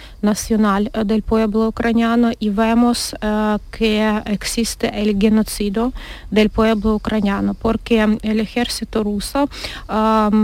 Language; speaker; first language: Spanish; non-native, learner; Ukrainian